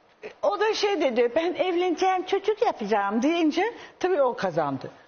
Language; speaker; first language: Turkish; non-native, fluent; English